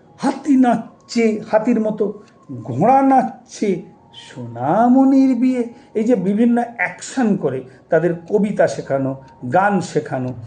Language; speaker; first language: Bangla; native; Bangla